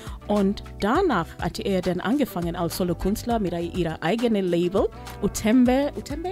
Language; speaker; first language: German; non-native, local second language; Swahili